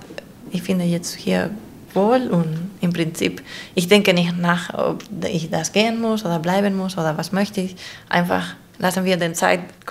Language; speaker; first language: German; non-native, fluent; Spanish